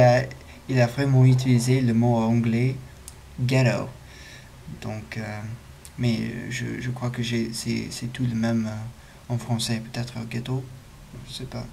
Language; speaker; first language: French; non-native, learner; English